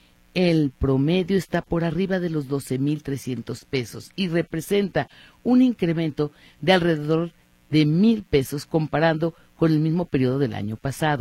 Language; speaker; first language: Spanish; native; Spanish